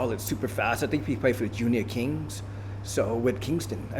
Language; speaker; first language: English; early bilingual, other home language; Thai